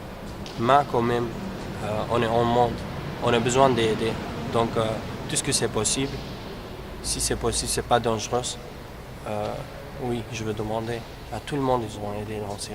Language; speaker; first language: French; non-native, learner; Kurdish